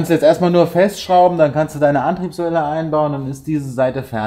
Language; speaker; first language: German; native; German